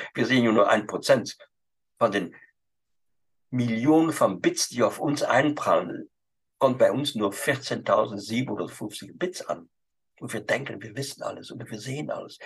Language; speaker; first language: German; non-native, fluent; French